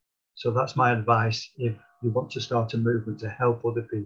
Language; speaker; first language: English; native; English